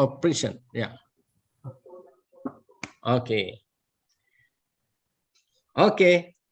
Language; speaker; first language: English; non-native, learner; Indonesian